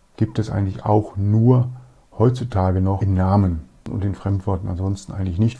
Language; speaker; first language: German; native; German